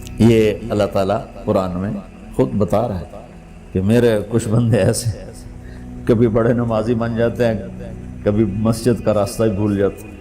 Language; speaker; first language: Urdu; non-native, local second language; Punjabi